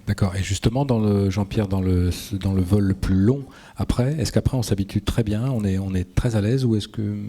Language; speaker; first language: French; native; French